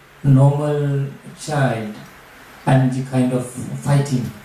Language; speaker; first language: English; non-native, learner; Sinhala